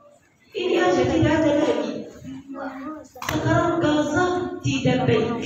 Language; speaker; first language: Indonesian; non-native, learner; Arabic